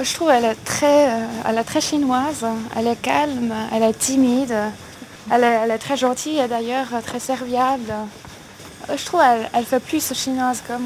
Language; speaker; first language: French; non-native, fluent; Chinese